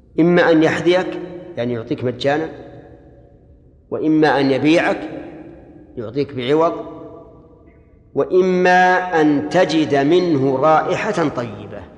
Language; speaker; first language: Arabic; native; Arabic